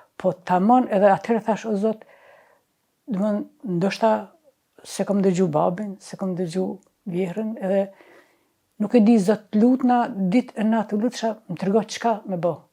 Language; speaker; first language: Albanian; native; Albanian